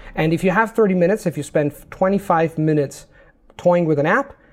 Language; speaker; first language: English; non-native, fluent; Italian